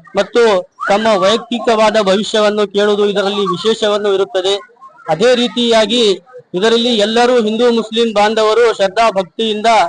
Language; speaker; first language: Kannada; native; Kannada